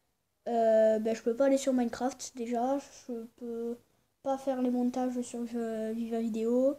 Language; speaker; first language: French; native; French